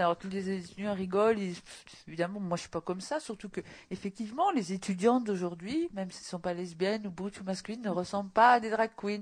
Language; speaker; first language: French; native; French